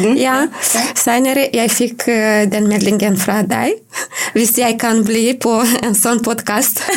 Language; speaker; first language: Norwegian; non-native, learner; Romanian